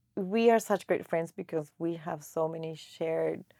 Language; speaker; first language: English; non-native, fluent; Spanish